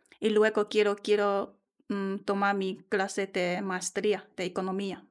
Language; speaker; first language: Spanish; non-native, learner; Chinese